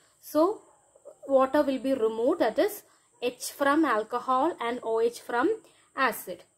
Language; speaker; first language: English; non-native, local second language; Malayalam